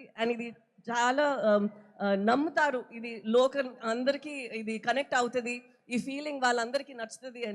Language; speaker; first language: Telugu; non-native, fluent; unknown